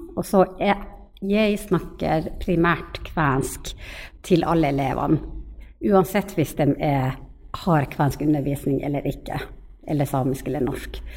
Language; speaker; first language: Norwegian; non-native, fluent; Finnish